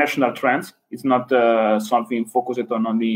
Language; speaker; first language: English; non-native, fluent; Italian